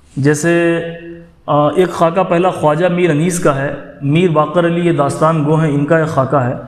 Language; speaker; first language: Urdu; native; Urdu